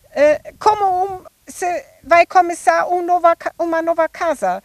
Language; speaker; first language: Portuguese; non-native, learner; German